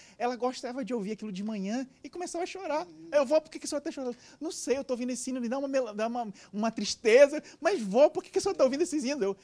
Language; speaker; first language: Portuguese; native; Portuguese